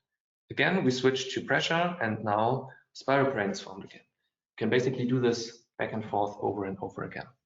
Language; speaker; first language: English; non-native, fluent; German